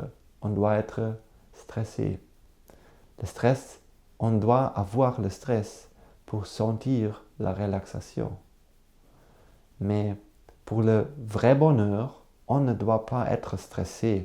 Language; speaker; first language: French; non-native, learner; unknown